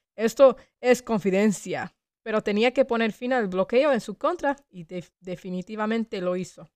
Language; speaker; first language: Spanish; early bilingual, heritage; Spanish